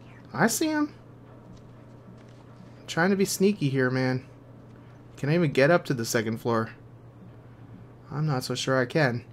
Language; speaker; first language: English; native; English